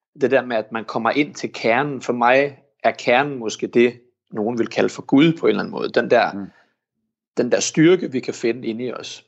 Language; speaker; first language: Danish; early bilingual, heritage; Danish